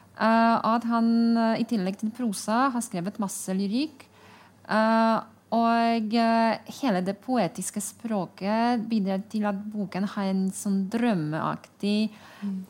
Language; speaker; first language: Norwegian; non-native, fluent; Polish